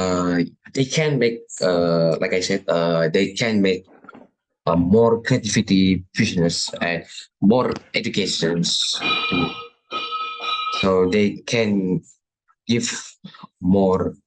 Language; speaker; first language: English; non-native, learner; Indonesian